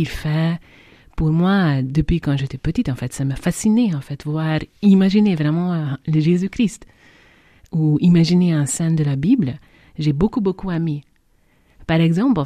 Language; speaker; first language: French; non-native, fluent; Hungarian